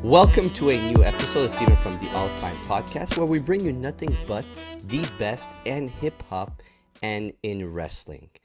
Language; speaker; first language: English; native; English